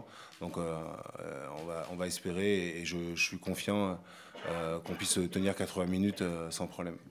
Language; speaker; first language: French; native; French